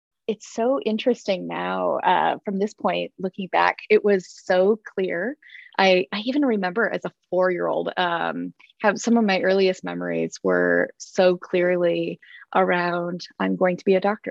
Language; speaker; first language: English; native; English